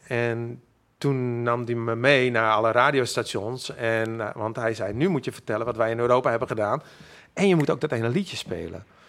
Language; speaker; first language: Dutch; non-native, local second language; Western Frisian